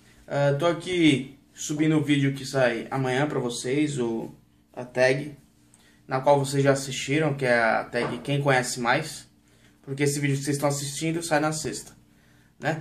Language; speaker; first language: Portuguese; native; Portuguese